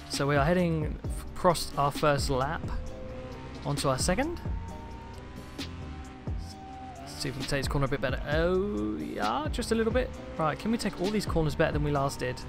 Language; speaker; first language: English; native; English